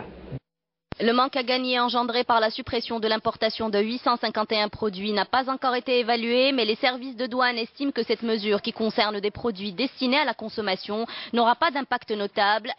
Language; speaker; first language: French; non-native, local second language; Arabic